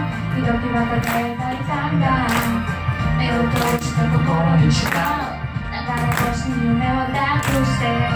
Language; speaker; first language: Japanese; non-native, learner; Hebrew